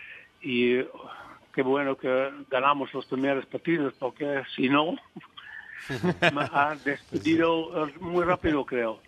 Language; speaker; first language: Spanish; non-native, fluent; Dutch